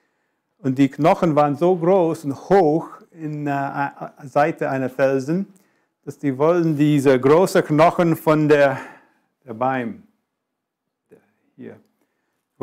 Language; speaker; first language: German; non-native, fluent; English